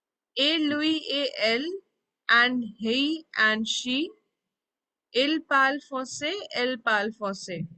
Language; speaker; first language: French; non-native, fluent; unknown